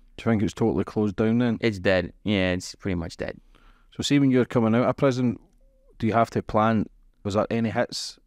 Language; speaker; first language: English; native; English